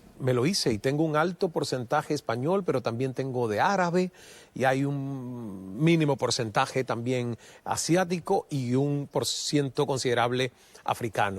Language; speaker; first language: Spanish; native; Spanish